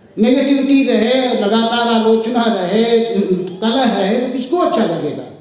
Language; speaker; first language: Hindi; native; Hindi